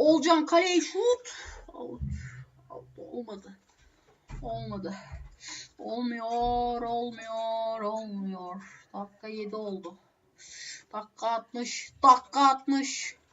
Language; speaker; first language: Turkish; native; Turkish